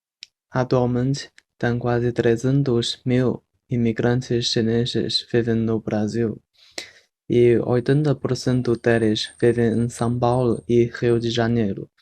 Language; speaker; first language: Portuguese; non-native, fluent; Chinese